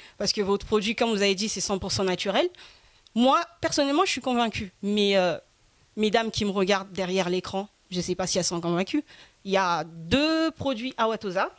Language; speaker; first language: French; early bilingual, other home language; Lingala